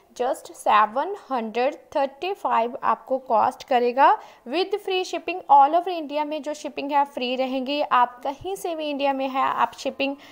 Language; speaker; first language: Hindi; non-native, local second language; Punjabi